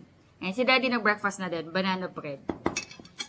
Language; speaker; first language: Filipino; native; Filipino